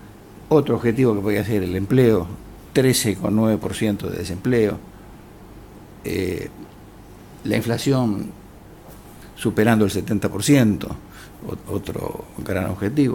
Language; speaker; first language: Spanish; native; Spanish